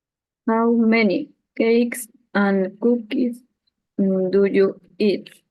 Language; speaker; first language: English; non-native, learner; Spanish